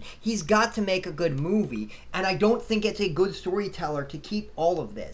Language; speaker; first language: English; native; English